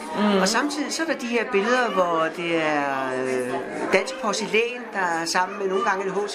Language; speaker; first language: Danish; native; Danish